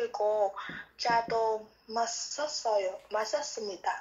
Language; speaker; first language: Korean; non-native, learner; Vietnamese